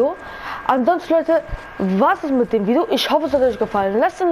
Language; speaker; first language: German; native; German